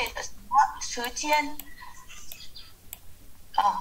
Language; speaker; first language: Chinese; non-native, learner; Vietnamese